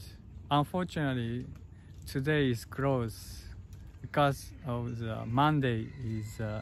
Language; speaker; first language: English; non-native, learner; Japanese